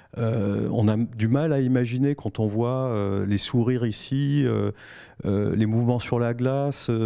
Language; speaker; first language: French; native; French